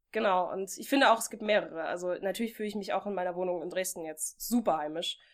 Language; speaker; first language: German; native; German